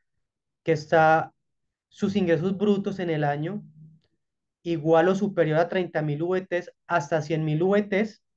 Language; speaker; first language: Spanish; native; Spanish